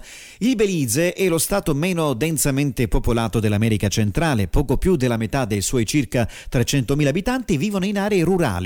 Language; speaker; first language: Italian; native; Italian